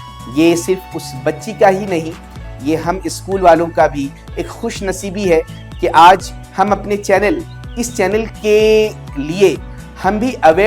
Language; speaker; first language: Hindi; native; Hindi